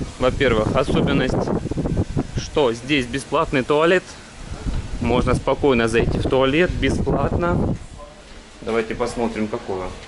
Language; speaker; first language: Russian; native; Russian